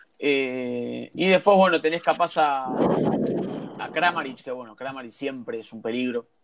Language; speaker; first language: Spanish; native; Spanish